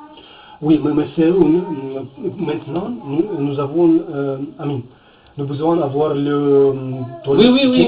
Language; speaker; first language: French; non-native, learner; Russian